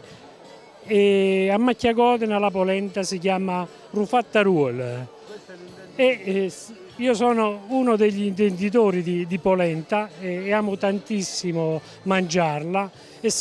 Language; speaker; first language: Italian; native; Italian